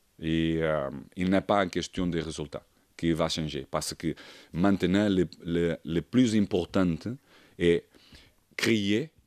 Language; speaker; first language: French; non-native, learner; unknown